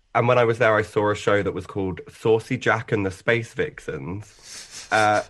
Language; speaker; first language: English; native; English